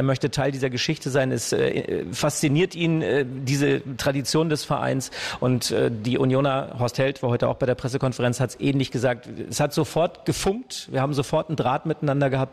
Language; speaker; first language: German; native; German